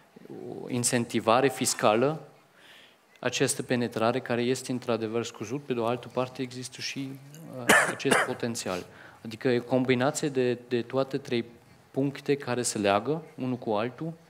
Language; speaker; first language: Romanian; non-native, fluent; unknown